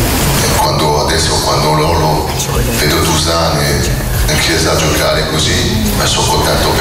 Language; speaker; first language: Italian; non-native, fluent; French